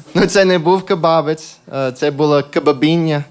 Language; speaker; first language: Ukrainian; non-native, fluent; English